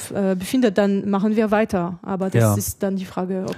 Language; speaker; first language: German; non-native, fluent; French